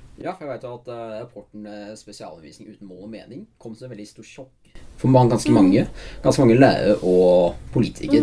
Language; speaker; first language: Norwegian; native; Norwegian